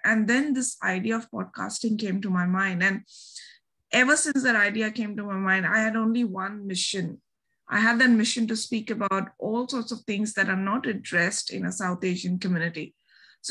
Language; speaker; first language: English; non-native, local second language; Bangla